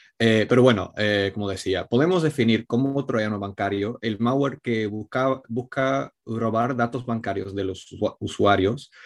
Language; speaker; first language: Spanish; non-native, fluent; Italian